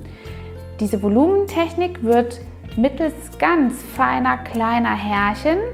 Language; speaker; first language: German; native; German